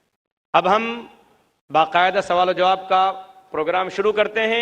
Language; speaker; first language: Hindi; native; Hindi